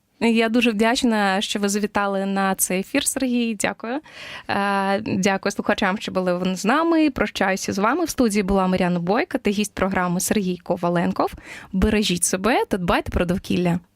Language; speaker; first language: Ukrainian; native; Ukrainian